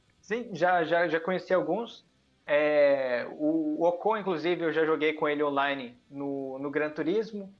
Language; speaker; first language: Portuguese; early bilingual, heritage; Portuguese